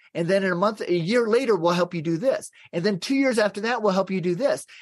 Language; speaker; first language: English; native; English